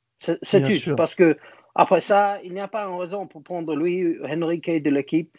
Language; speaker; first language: French; non-native, learner; English